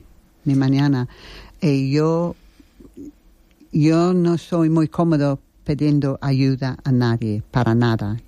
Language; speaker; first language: Spanish; non-native, fluent; English